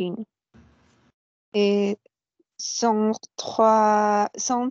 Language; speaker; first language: French; non-native, learner; Spanish